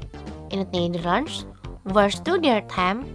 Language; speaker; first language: Dutch; non-native, fluent; Indonesian